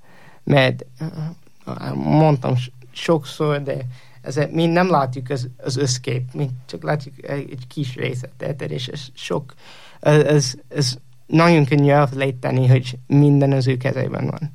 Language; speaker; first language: Hungarian; non-native, learner; English